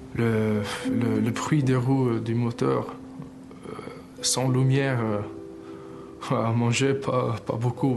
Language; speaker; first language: French; early bilingual, other home language; Albanian